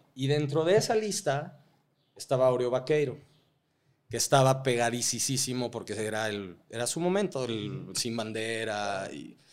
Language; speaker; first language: Spanish; native; Spanish